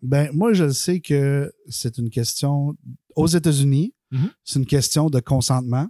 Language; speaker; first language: French; native; French